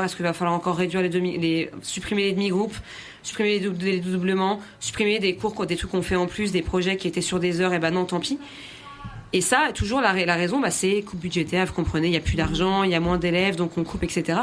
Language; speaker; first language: French; native; French